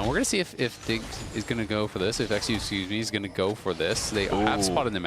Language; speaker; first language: English; native; English